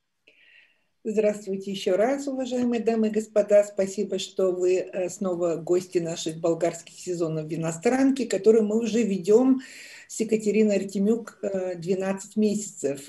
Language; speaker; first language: Russian; non-native, fluent; Bulgarian